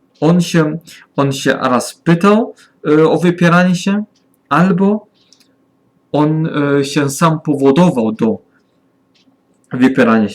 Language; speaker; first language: Polish; non-native, learner; German